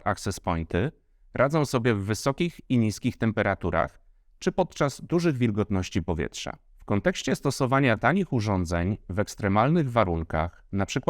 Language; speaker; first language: Polish; native; Polish